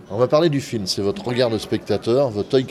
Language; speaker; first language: French; native; French